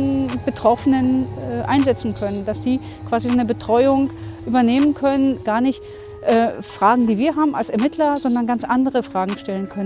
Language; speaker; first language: German; native; German